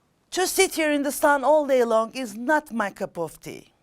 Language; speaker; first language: English; non-native, fluent; Turkish